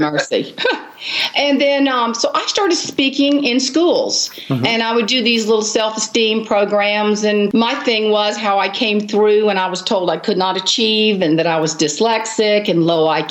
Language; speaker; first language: English; native; English